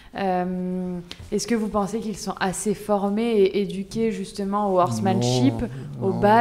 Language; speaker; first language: French; native; French